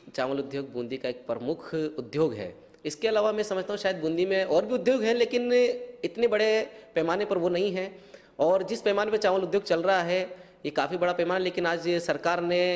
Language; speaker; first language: Hindi; native; Hindi